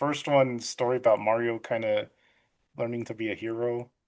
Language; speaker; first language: English; native; English